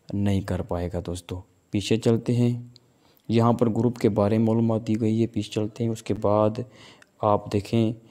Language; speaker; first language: Urdu; non-native, local second language; Sindhi